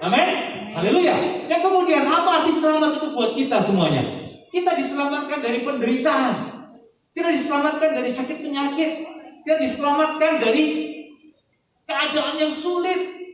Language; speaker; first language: Indonesian; native; Indonesian